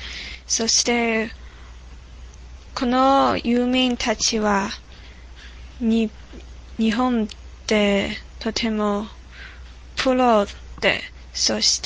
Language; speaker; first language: Japanese; non-native, learner; English